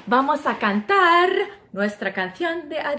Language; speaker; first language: Spanish; non-native, fluent; English